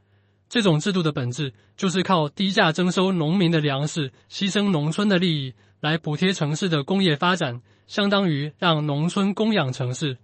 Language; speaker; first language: Chinese; native; Chinese